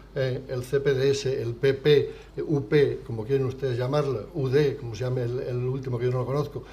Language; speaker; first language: Spanish; native; Spanish